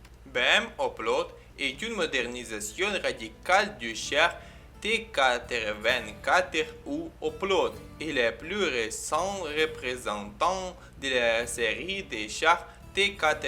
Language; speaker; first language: French; non-native, learner; Ukrainian